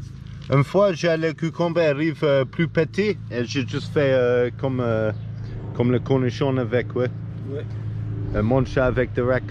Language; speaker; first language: French; non-native, learner; English